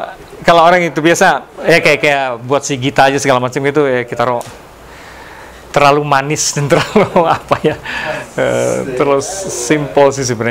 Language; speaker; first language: Indonesian; native; Indonesian